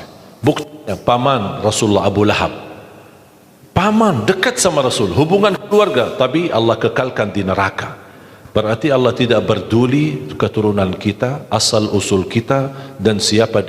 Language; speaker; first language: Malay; non-native, fluent; Arabic